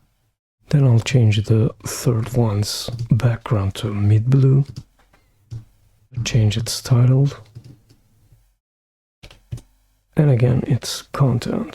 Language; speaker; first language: English; non-native, fluent; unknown